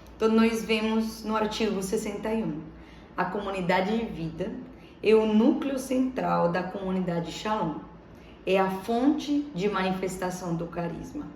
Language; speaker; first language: Portuguese; non-native, fluent; Spanish